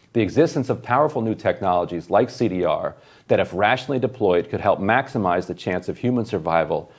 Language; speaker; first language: English; native; English